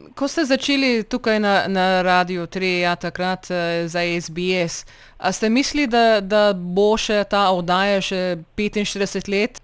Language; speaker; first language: Slovenian; early bilingual, heritage; Slovenian